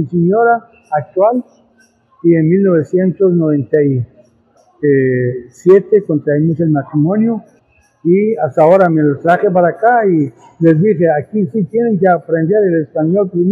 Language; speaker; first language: Spanish; non-native, fluent; Persian